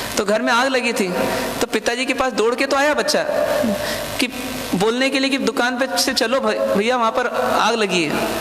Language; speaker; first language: Hindi; non-native, local second language; Marwari